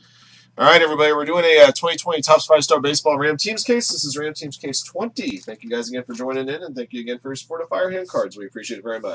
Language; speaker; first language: English; native; English